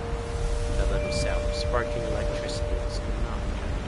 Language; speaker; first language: English; native; English